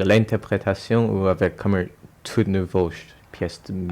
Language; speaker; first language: French; non-native, local second language; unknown